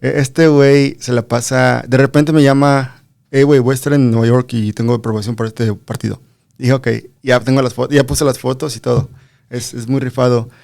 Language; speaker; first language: Spanish; early bilingual, other home language; English